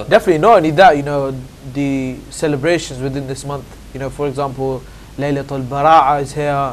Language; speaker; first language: English; native; English